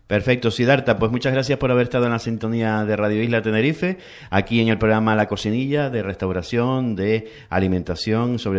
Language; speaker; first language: Spanish; native; Spanish